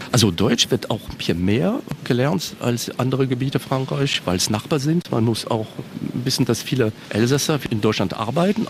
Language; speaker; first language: German; non-native, local second language; French